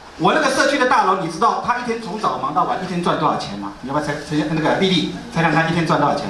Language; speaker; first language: Chinese; native; Chinese